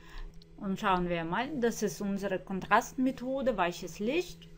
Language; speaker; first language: German; non-native, fluent; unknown